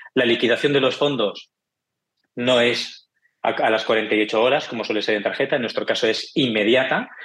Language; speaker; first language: Spanish; native; Spanish